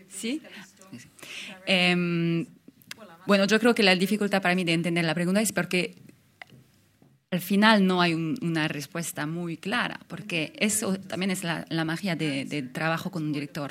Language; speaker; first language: Spanish; non-native, fluent; French